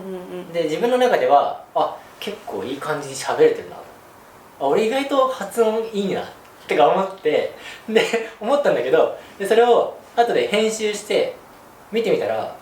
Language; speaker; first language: Japanese; native; Japanese